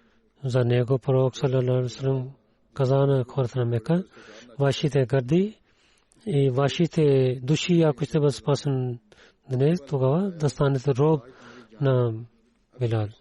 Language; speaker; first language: Bulgarian; non-native, learner; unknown